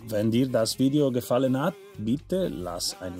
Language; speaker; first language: German; non-native, learner; Italian